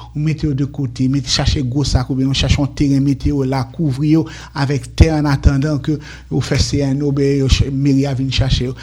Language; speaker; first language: French; non-native, local second language; Haitian Creole